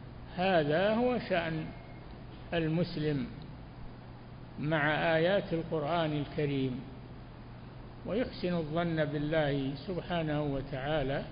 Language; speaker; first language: Arabic; native; Arabic